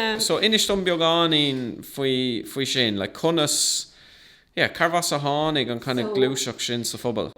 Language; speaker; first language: Irish; non-native, local second language; English